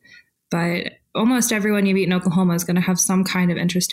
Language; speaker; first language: English; native; English